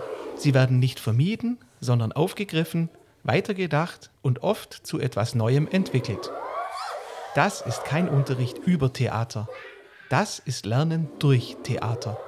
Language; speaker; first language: German; native; German